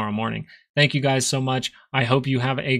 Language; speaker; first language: English; native; English